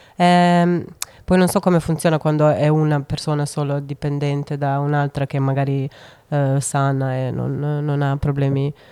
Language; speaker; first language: Italian; non-native, fluent; Croatian